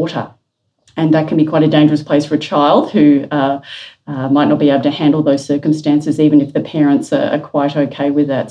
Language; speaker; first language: English; native; English